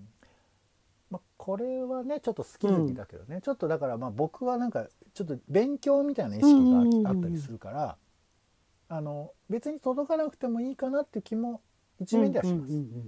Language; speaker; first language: Japanese; native; Japanese